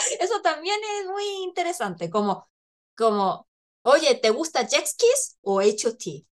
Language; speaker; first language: Spanish; non-native, fluent; Korean